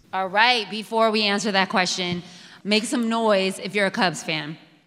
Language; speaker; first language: English; native; English